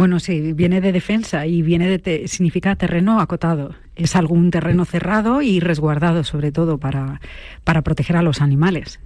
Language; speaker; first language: Spanish; native; Spanish